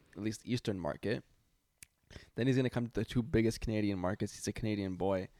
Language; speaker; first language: English; native; English